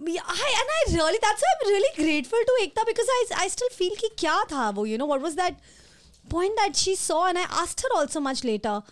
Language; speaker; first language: English; non-native, local second language; Hindi